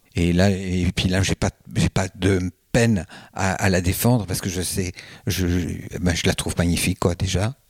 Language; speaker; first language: French; native; French